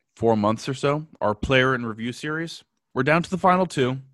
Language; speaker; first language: English; native; English